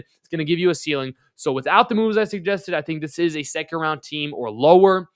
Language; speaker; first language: English; native; English